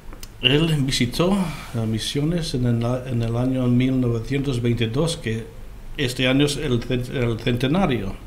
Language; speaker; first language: Spanish; non-native, fluent; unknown